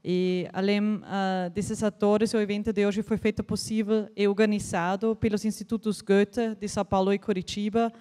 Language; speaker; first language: Portuguese; non-native, fluent; German